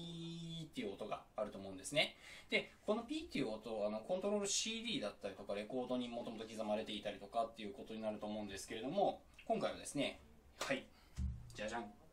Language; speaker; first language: Japanese; native; Japanese